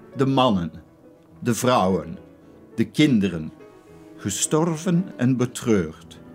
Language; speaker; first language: Dutch; native; Dutch